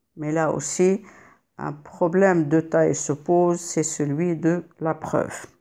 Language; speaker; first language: French; non-native, local second language; Arabic